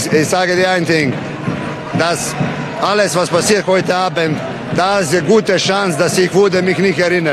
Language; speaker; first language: German; non-native, fluent; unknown